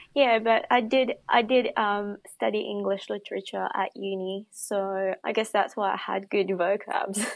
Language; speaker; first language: English; non-native, fluent; Indonesian